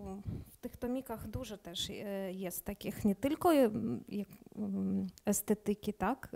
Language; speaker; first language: Polish; non-native, learner; Ukrainian